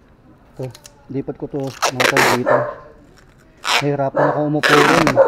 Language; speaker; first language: Filipino; native; Filipino